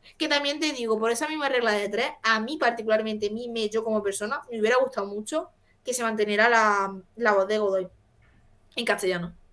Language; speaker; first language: Spanish; native; Spanish